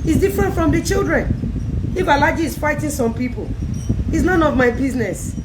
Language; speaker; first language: English; non-native, local second language; Yoruba